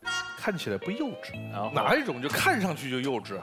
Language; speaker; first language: Chinese; native; Chinese